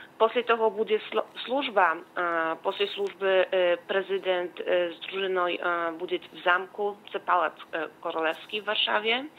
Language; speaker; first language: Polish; non-native, learner; Ukrainian